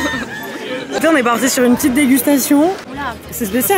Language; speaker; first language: French; native; French